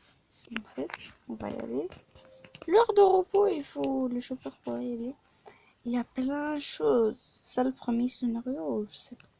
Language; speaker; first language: French; non-native, learner; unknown